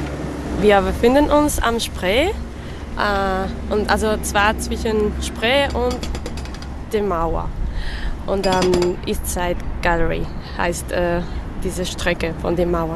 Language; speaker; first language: German; non-native, learner; French